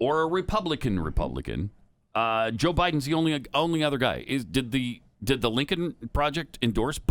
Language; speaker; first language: English; native; English